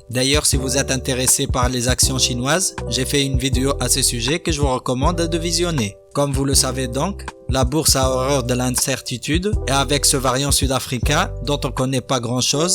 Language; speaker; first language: French; native; French